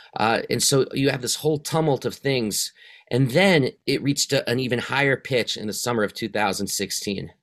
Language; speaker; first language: English; native; English